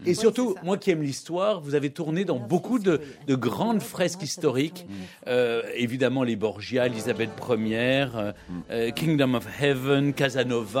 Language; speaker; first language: French; native; French